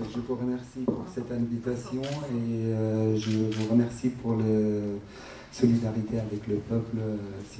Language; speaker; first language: French; non-native, fluent; Arabic